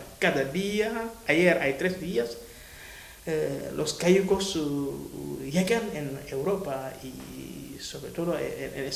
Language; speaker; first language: Spanish; non-native, fluent; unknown